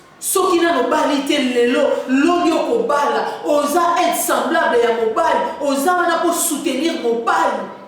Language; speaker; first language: Lingala; native; Lingala